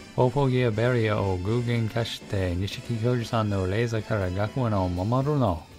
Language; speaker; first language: English; native; English